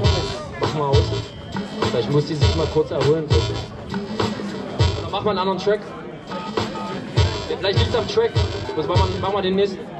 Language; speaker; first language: German; native; German